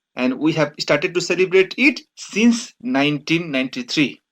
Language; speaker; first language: English; non-native, local second language; Nepali